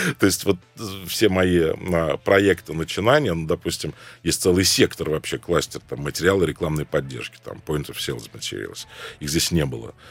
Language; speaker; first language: Russian; non-native, fluent; Arabic